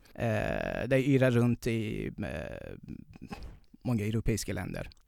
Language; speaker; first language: Swedish; non-native, fluent; Persian